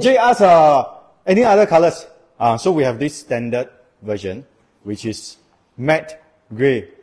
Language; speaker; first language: English; non-native, local second language; Chinese